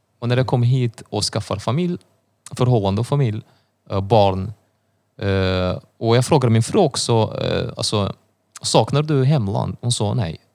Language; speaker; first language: Swedish; non-native, fluent; Russian